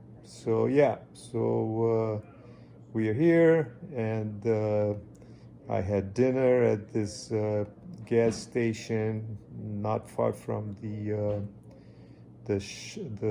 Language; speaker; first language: English; non-native, fluent; Portuguese